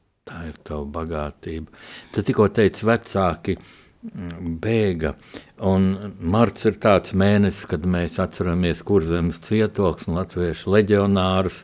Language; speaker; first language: Latvian; native; Latvian